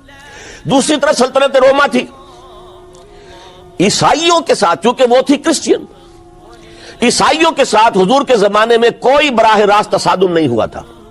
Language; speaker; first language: Urdu; native; Urdu